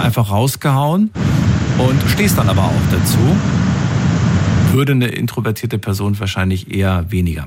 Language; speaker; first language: German; native; German